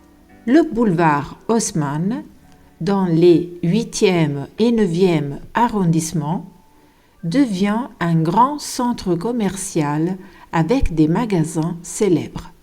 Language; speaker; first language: French; non-native, fluent; Italian